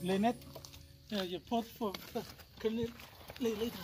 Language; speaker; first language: English; non-native, learner; Filipino